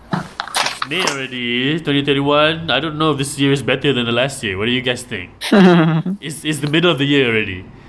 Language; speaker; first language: English; non-native, local second language; Malay